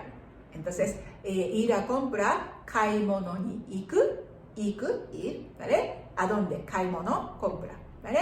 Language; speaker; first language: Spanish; non-native, fluent; Japanese